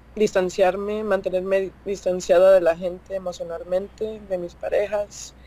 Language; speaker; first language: Spanish; early bilingual, heritage; Spanish